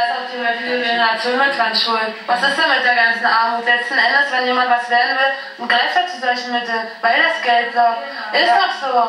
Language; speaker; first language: German; native; German